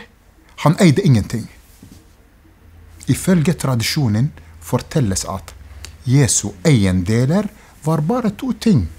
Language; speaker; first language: Norwegian; non-native, fluent; Arabic